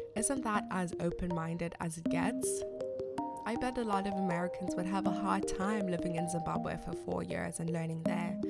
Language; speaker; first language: English; non-native, local second language; Shona